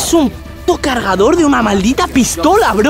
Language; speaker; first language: Spanish; native; Spanish